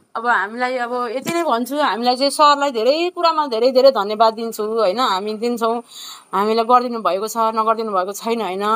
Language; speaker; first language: Nepali; native; Nepali